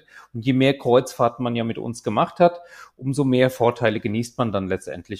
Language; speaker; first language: German; native; German